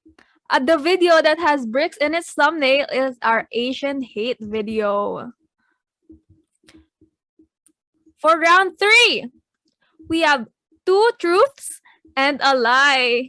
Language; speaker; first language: English; non-native, local second language; Filipino